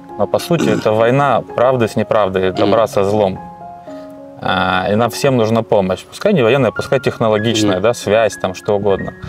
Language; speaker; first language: Russian; native; Russian